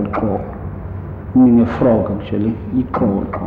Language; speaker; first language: English; non-native, local second language; Zulu